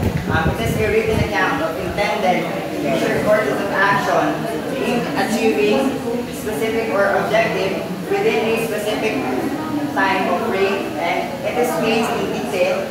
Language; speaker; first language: English; non-native, local second language; Filipino